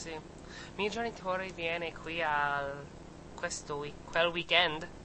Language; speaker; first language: Italian; non-native, learner; English